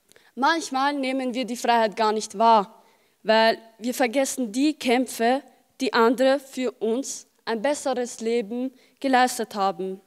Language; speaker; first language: German; early bilingual, other home language; Albanian